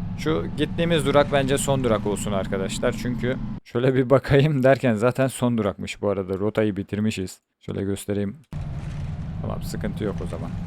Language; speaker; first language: Turkish; native; Turkish